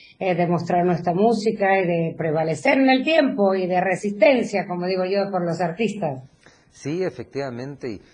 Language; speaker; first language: Spanish; native; Spanish